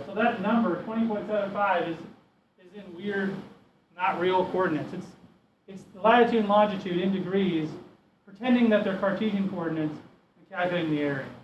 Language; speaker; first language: English; native; English